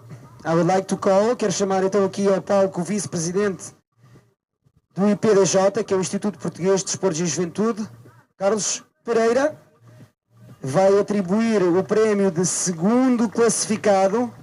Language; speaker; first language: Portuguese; native; Portuguese